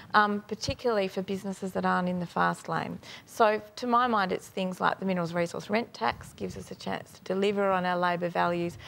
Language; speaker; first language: English; native; English